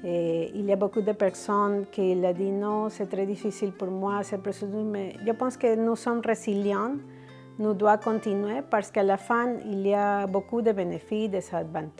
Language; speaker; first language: French; non-native, fluent; Spanish